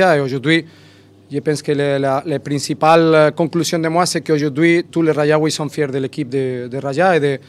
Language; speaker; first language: French; non-native, learner; Spanish